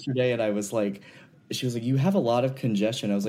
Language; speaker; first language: English; native; English